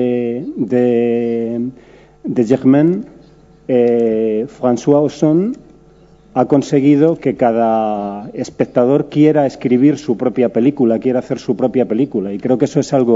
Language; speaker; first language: Spanish; native; Spanish